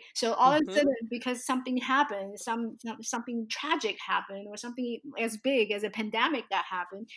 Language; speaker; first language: English; early bilingual, other home language; Chinese